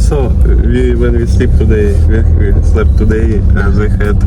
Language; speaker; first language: English; non-native, learner; Russian